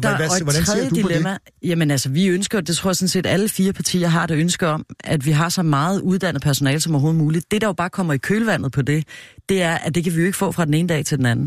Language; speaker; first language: Danish; native; Danish